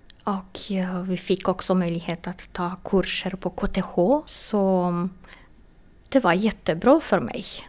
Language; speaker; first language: Swedish; non-native, fluent; Romanian